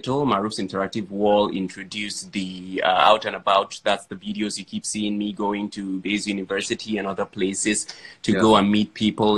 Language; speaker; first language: English; non-native, local second language; Fula